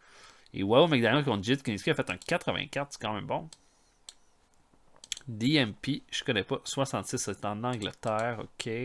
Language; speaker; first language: French; native; French